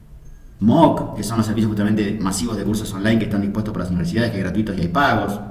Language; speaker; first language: Spanish; native; Spanish